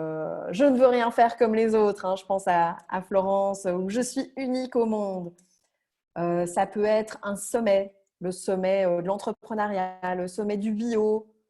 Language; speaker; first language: French; native; French